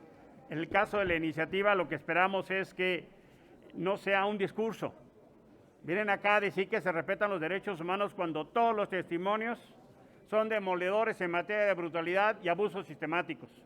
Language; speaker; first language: Spanish; native; Spanish